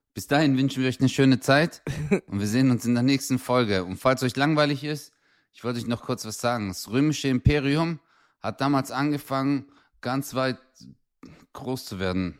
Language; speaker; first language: German; early bilingual, other home language; Turkish